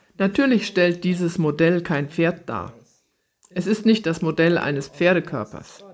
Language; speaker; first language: German; native; German